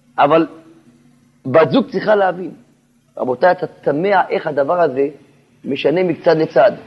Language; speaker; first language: Hebrew; native; Hebrew